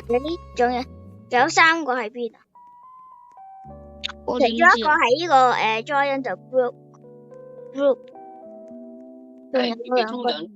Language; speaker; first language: Chinese; early bilingual, heritage; Cantonese